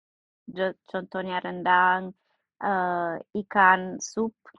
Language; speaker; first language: Indonesian; non-native, learner; English